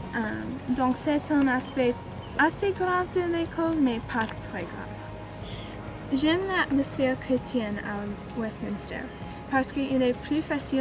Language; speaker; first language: French; non-native, learner; English